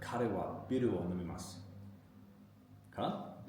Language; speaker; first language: Japanese; non-native, learner; English